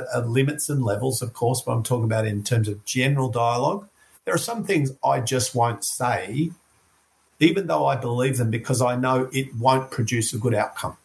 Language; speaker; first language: English; native; English